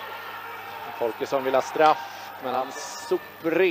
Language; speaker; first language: Swedish; native; Swedish